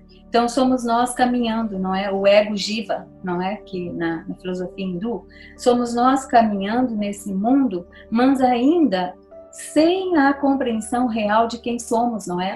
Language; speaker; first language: Portuguese; non-native, fluent; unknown